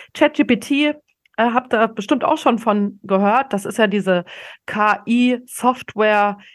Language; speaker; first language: German; native; German